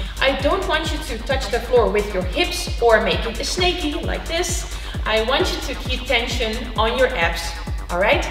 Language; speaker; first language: English; non-native, fluent; Dutch